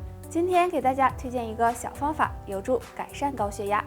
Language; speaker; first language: Chinese; native; Chinese